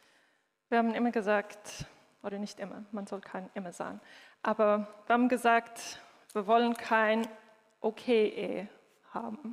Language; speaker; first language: German; non-native, fluent; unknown